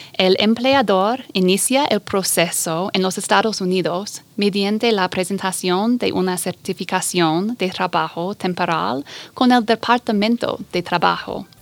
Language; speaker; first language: Spanish; non-native, fluent; English